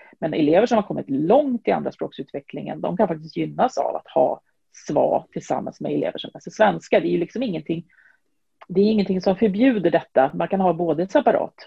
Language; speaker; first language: Swedish; native; Swedish